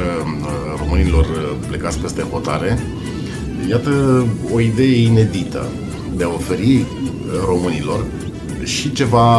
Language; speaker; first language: Romanian; native; Romanian